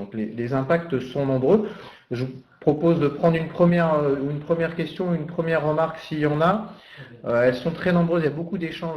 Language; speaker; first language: French; native; French